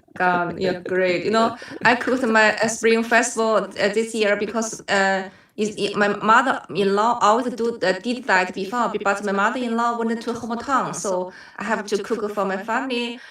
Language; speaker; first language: English; non-native, learner; Chinese